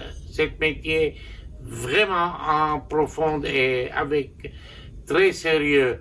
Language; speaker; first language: French; non-native, local second language; Armenian